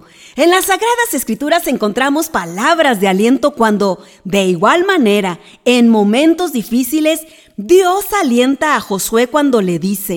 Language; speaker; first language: Spanish; native; Spanish